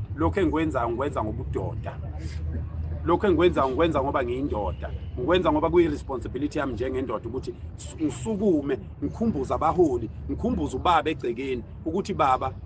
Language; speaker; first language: Zulu; native; Zulu